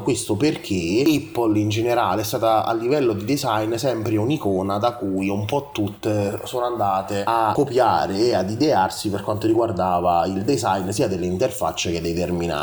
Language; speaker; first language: Italian; native; Italian